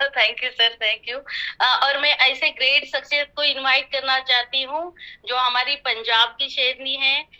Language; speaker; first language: Hindi; non-native, local second language; Marathi